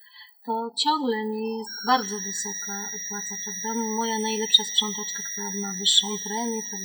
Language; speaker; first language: Polish; native; Polish